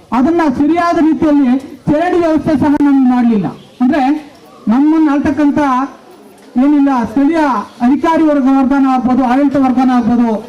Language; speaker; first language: Kannada; native; Kannada